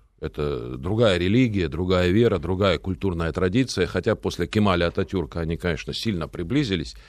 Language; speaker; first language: Russian; native; Russian